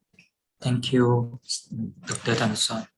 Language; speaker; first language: English; non-native, fluent; Lao